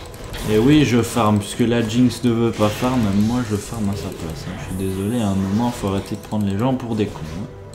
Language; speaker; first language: French; native; French